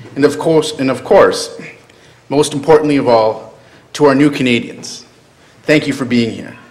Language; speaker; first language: English; native; English